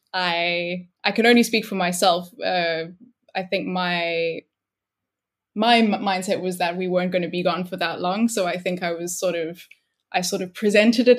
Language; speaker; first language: English; native; English